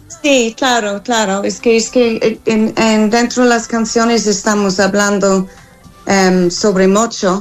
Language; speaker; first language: Spanish; non-native, fluent; English